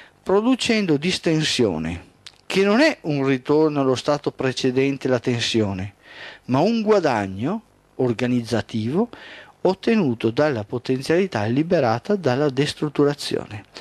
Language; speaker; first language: Italian; native; Italian